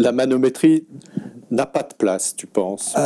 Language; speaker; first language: French; native; French